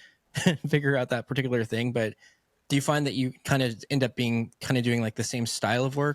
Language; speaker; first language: English; native; English